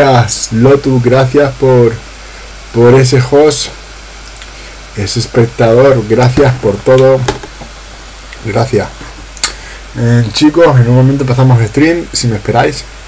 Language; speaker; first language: Spanish; native; Spanish